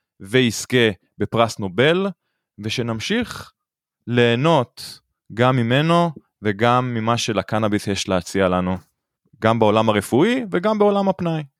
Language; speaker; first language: Hebrew; native; Hebrew